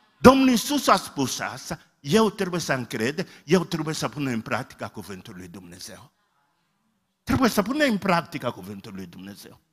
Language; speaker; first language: Romanian; non-native, fluent; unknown